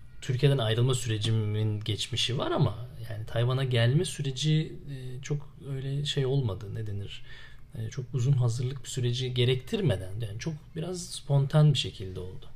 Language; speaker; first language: Turkish; native; Turkish